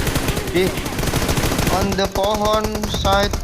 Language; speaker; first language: English; non-native, learner; Indonesian